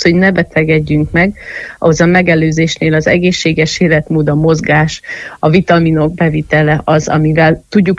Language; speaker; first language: Hungarian; native; Hungarian